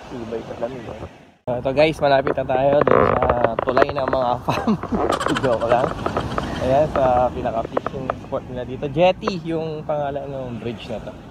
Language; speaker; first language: Filipino; native; Filipino